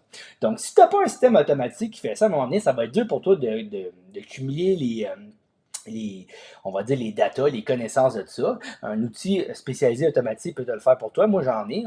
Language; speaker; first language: French; native; French